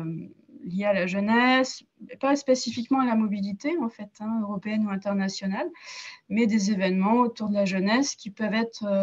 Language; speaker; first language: French; native; French